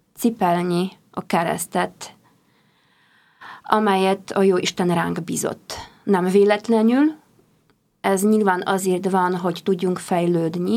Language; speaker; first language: Hungarian; non-native, fluent; Polish